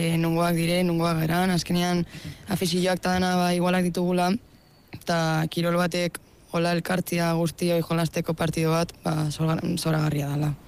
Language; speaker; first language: Basque; native; Basque